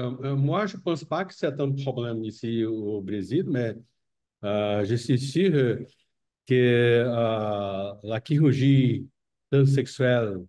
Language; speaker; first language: French; non-native, learner; Portuguese